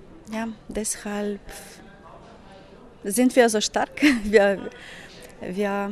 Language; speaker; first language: German; non-native, fluent; Ukrainian